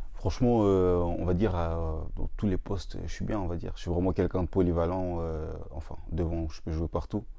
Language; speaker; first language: French; native; French